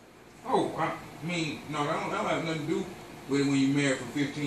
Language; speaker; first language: English; native; English